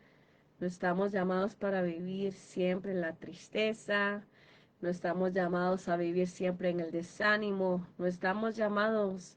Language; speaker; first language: Spanish; native; Spanish